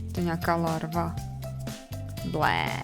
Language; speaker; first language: Czech; native; Czech